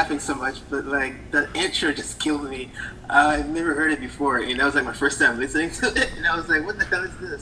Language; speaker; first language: English; non-native, fluent; Haitian Creole